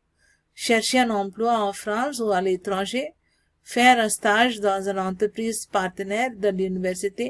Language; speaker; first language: French; non-native, learner; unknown